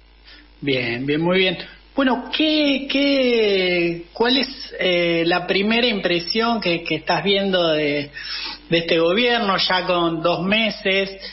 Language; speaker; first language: Spanish; native; Spanish